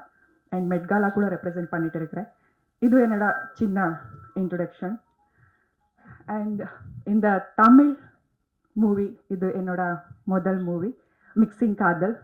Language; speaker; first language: Tamil; non-native, learner; Kannada